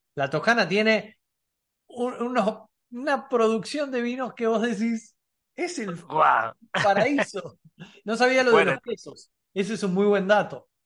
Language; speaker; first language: Spanish; native; Spanish